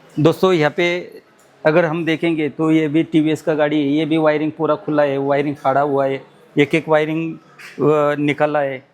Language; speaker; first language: Hindi; non-native, local second language; Marathi